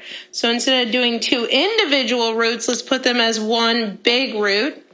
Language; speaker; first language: English; native; English